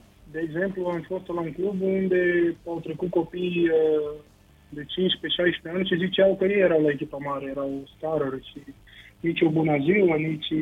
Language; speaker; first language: Romanian; non-native, fluent; Portuguese